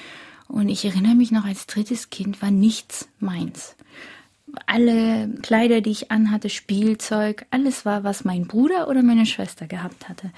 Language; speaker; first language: German; early bilingual, other home language; Korean